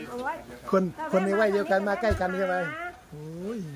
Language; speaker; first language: Thai; native; Thai